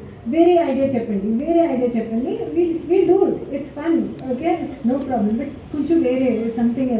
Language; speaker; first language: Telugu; non-native, learner; Hindi